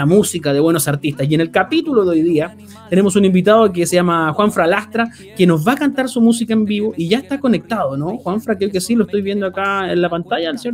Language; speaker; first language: Spanish; native; Spanish